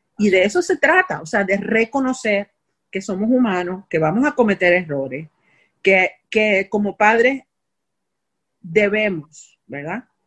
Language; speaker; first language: Spanish; native; Spanish